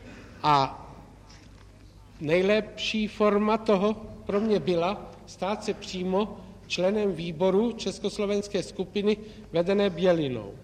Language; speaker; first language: Czech; native; Czech